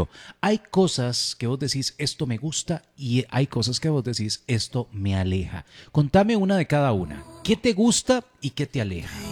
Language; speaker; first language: Spanish; native; Spanish